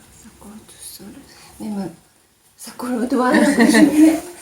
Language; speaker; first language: French; non-native, fluent; Japanese